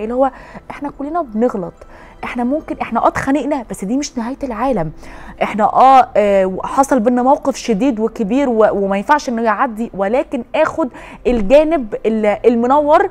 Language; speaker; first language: Arabic; native; Arabic